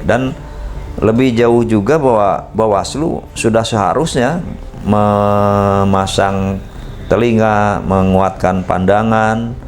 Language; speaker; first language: Indonesian; native; Indonesian